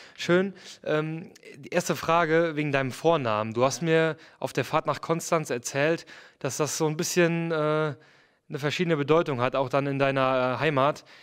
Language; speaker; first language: German; native; German